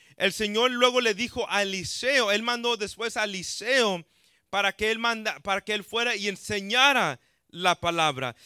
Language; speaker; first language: Spanish; early bilingual, heritage; Spanish